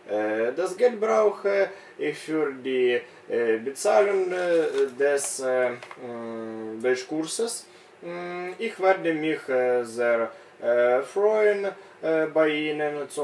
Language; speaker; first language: German; non-native, learner; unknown